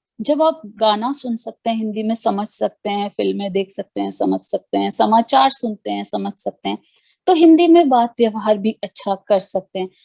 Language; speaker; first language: Hindi; native; Hindi